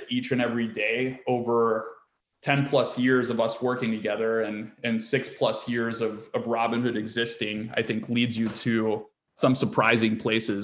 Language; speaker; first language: English; native; English